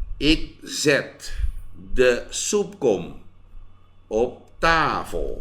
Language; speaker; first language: Dutch; non-native, fluent; Thai